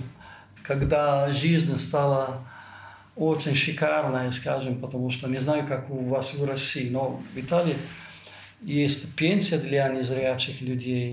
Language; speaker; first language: Russian; non-native, fluent; Italian